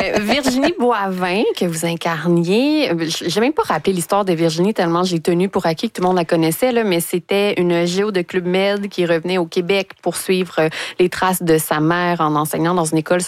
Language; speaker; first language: French; native; French